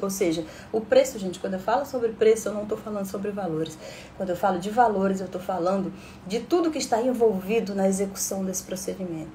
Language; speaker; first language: Portuguese; native; Portuguese